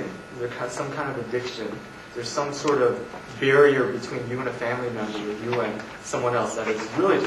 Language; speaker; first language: English; native; English